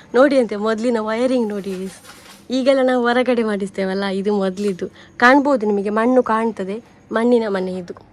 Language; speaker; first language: Kannada; non-native, local second language; Tulu